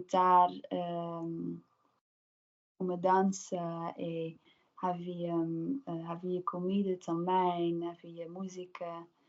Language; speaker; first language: Portuguese; non-native, learner; Dutch